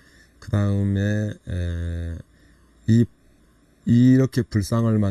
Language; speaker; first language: Korean; native; Korean